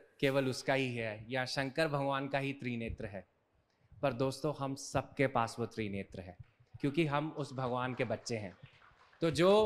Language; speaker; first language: Hindi; native; Hindi